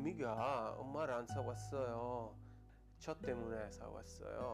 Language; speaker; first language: Korean; non-native, learner; Italian